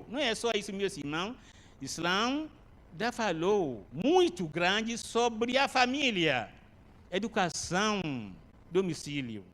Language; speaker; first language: Portuguese; non-native, learner; Arabic